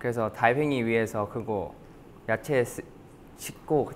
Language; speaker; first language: Korean; non-native, fluent; Thai